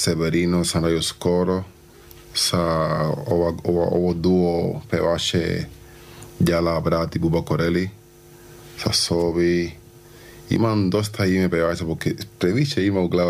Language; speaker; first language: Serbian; non-native, learner; Spanish